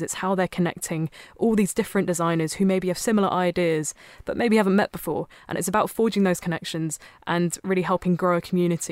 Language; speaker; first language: English; native; English